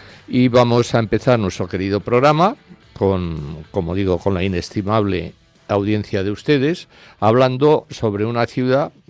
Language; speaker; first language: Spanish; native; Spanish